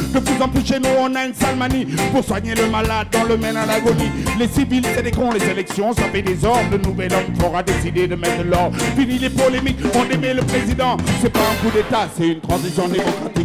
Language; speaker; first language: French; non-native, local second language; Wolof